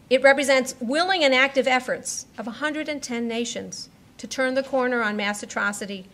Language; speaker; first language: English; native; English